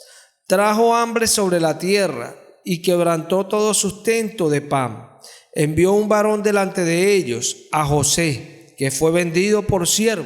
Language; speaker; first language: Spanish; native; Spanish